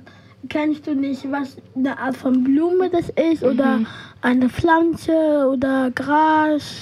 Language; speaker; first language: German; non-native, learner; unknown